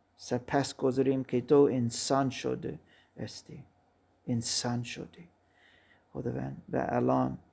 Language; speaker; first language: Persian; non-native, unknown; German